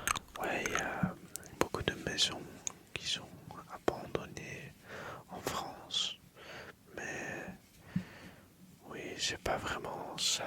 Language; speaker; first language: French; early bilingual, other home language; Dutch